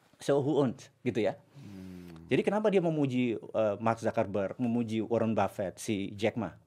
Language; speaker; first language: Indonesian; native; Indonesian